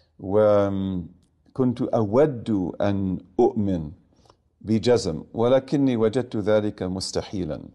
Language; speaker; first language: Arabic; non-native, fluent; English